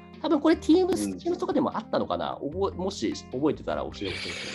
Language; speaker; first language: Japanese; native; Japanese